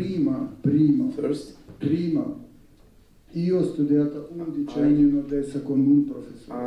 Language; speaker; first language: Italian; non-native, learner; Russian